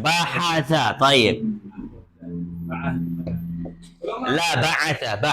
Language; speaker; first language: Arabic; non-native, fluent; Indonesian